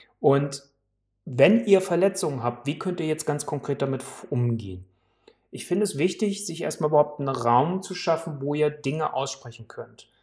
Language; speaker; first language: German; native; German